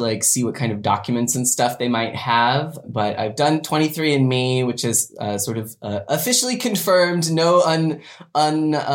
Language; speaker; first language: English; native; English